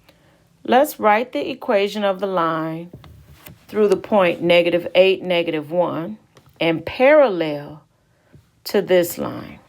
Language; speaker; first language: English; native; English